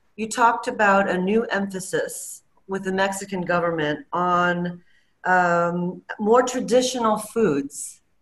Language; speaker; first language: English; native; English